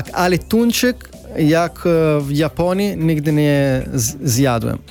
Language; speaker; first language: Polish; non-native, learner; Italian